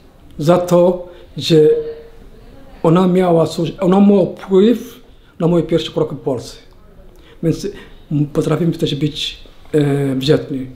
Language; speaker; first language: Polish; non-native, learner; Somali